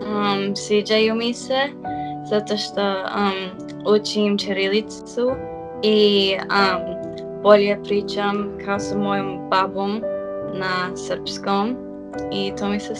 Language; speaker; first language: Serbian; early bilingual, heritage; Serbian